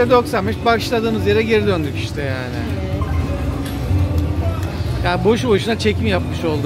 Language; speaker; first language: Turkish; native; Turkish